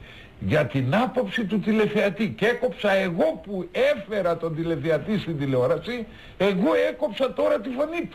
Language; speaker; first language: Greek; native; Greek